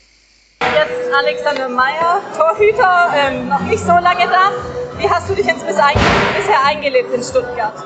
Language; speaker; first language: German; native; German